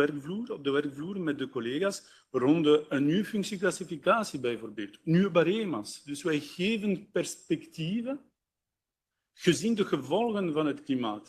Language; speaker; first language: Dutch; non-native, local second language; French